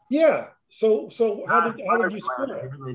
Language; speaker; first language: English; native; English